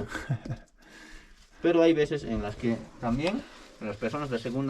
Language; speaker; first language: Spanish; native; Spanish